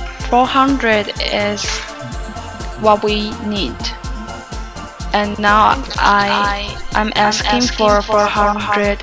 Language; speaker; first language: English; non-native, learner; Chinese